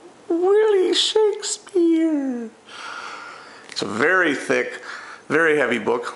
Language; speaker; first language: English; native; English